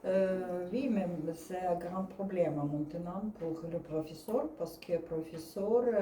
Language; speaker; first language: French; non-native, learner; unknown